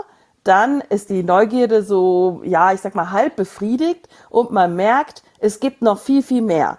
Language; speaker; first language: German; native; German